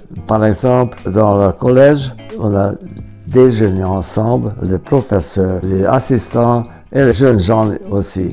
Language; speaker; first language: French; non-native, fluent; Hungarian